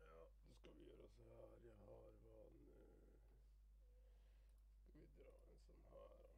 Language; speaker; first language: Swedish; native; Swedish